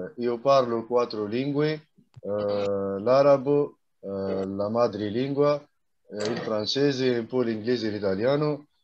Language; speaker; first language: Italian; non-native, fluent; Arabic